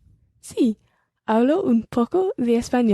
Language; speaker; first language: Spanish; non-native, learner; English